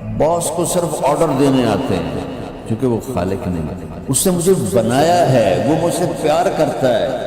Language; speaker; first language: Urdu; non-native, local second language; Punjabi